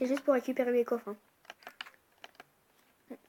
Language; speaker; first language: French; native; French